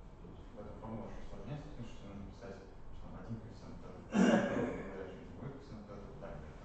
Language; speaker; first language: Russian; native; Russian